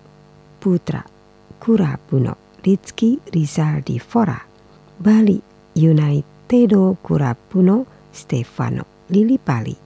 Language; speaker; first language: Japanese; non-native, fluent; Indonesian